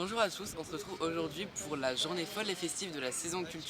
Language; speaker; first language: French; native; French